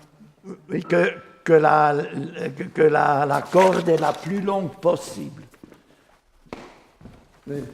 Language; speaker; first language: French; non-native, fluent; Swiss German